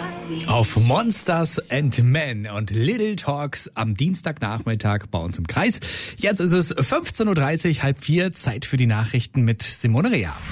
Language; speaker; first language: German; native; German